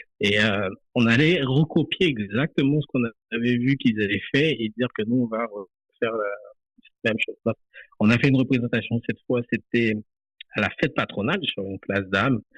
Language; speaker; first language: French; non-native, local second language; Haitian Creole